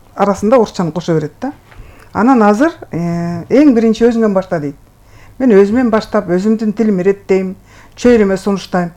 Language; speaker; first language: Kyrgyz; non-native, local second language; Russian